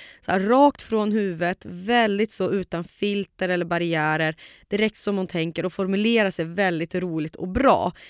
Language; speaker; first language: Swedish; native; Swedish